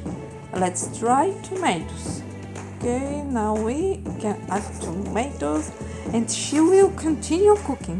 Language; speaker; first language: English; non-native, fluent; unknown